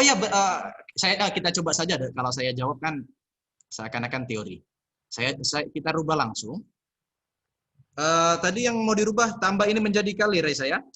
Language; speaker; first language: Indonesian; native; Indonesian